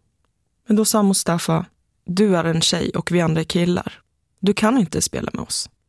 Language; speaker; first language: Swedish; early bilingual, other home language; Persian